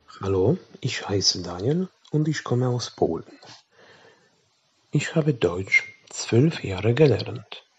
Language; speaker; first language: German; non-native, fluent; Polish